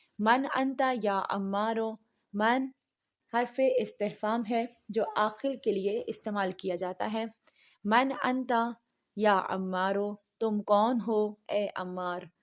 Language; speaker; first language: Urdu; native; Urdu